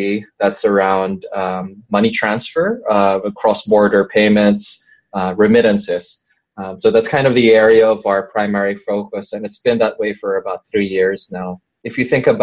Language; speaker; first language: English; non-native, local second language; Filipino